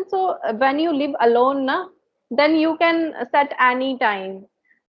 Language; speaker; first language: English; non-native, learner; Hindi